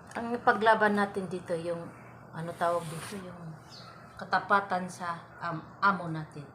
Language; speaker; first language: Filipino; non-native, local second language; Cebuano